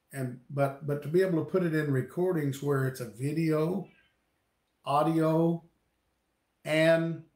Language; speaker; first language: English; native; English